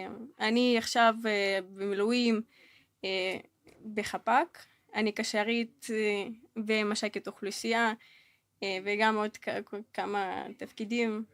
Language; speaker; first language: Hebrew; non-native, fluent; Russian